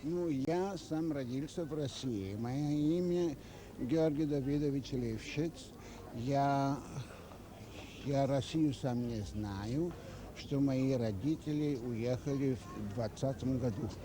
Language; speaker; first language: Russian; early bilingual, heritage; Russian